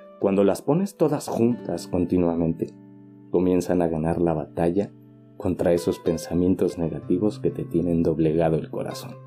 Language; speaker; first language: Spanish; native; Spanish